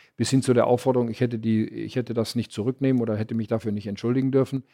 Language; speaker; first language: German; native; German